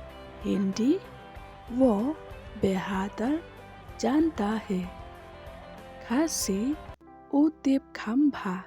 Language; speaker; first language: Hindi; non-native, local second language; Khasi